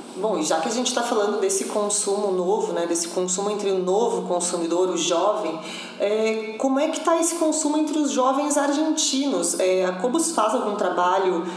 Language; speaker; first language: Portuguese; native; Portuguese